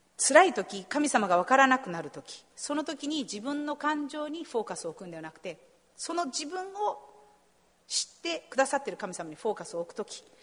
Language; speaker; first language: Japanese; native; Japanese